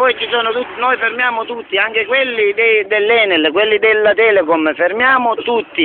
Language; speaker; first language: Italian; native; Italian